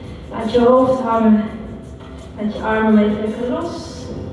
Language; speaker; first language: Dutch; native; Dutch